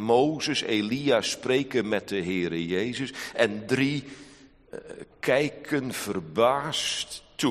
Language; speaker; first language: Dutch; native; Dutch